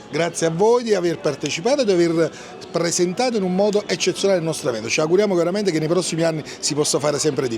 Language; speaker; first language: Italian; native; Italian